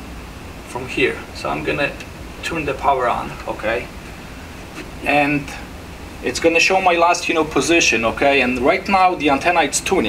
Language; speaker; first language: English; non-native, fluent; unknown